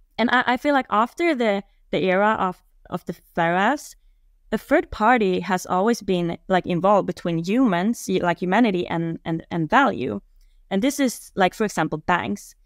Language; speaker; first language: English; non-native, fluent; Swedish